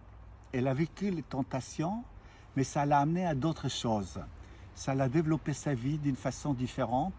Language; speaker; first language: French; native; French